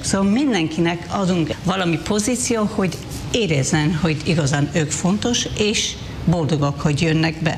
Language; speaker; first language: Hungarian; non-native, fluent; Hebrew